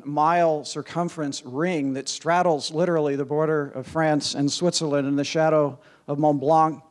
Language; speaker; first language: English; native; English